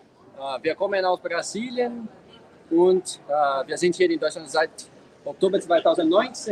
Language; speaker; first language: German; non-native, learner; Portuguese